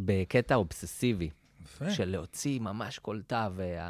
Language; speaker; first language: Hebrew; native; Hebrew